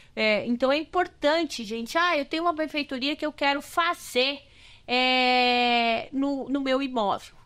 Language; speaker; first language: Portuguese; native; Portuguese